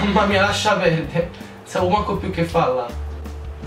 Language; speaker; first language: Italian; native; Italian